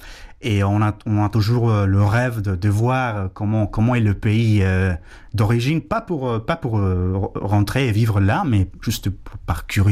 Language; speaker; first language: French; non-native, fluent; Spanish